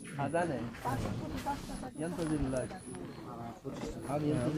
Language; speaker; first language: Arabic; non-native, fluent; Rohingya